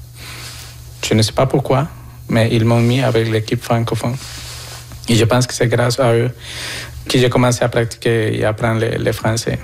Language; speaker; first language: French; non-native, fluent; Spanish